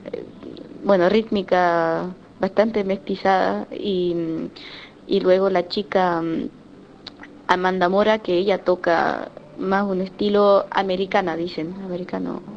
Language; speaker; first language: Spanish; non-native, fluent; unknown